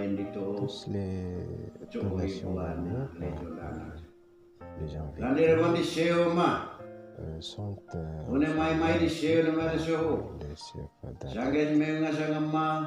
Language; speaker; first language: French; non-native, fluent; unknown